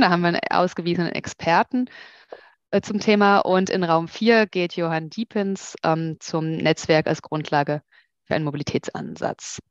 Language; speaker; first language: German; native; German